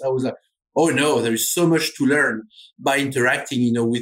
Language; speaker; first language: English; non-native, fluent; French